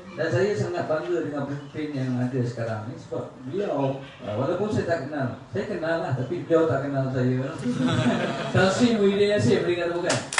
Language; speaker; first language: Malay; native; Malay